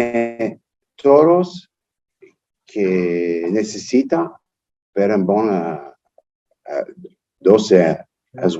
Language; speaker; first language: Spanish; non-native, learner; English